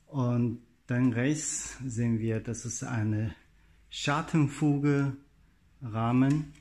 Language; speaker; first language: German; non-native, learner; Chinese